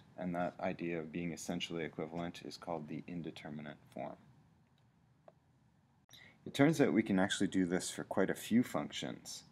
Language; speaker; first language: English; native; English